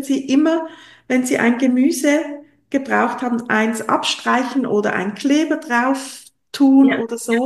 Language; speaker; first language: German; non-native, local second language; French